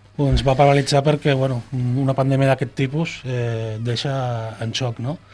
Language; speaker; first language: Catalan; non-native, local second language; Spanish